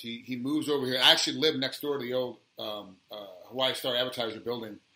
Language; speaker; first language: English; native; English